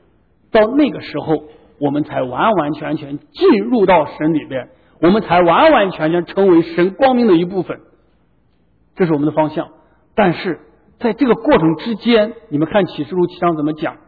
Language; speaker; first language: Chinese; native; Chinese